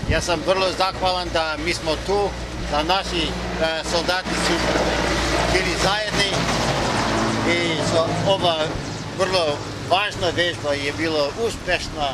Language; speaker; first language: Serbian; non-native, learner; English